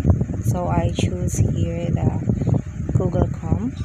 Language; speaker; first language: English; non-native, local second language; Filipino